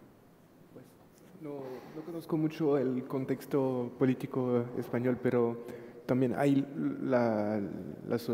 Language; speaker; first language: Spanish; non-native, fluent; French